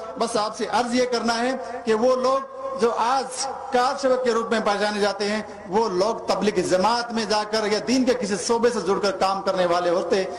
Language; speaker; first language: Urdu; non-native, local second language; Hindi